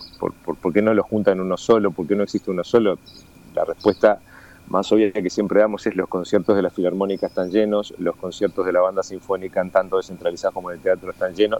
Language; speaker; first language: Spanish; native; Spanish